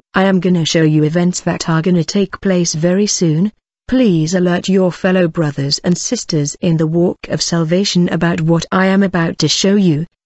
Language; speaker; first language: English; non-native, local second language; Zulu